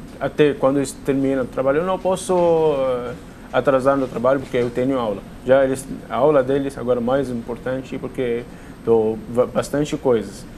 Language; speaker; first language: Portuguese; non-native, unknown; Arabic